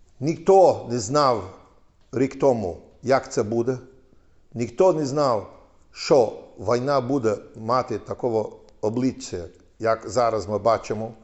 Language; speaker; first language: Ukrainian; non-native, learner; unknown